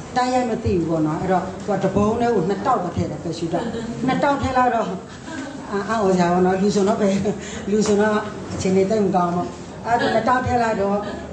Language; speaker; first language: Burmese; native; Burmese